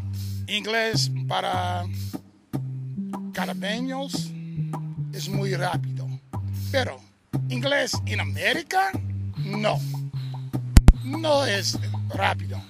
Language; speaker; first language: Spanish; non-native, learner; English